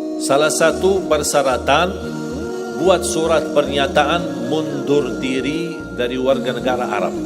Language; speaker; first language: Indonesian; non-native, fluent; Arabic